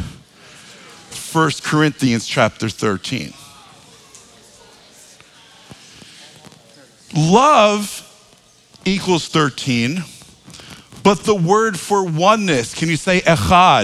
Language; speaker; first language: English; native; English